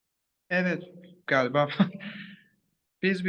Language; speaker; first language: Turkish; non-native, learner; English